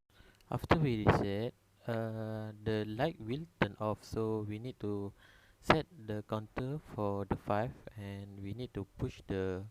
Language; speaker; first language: English; non-native, local second language; Malay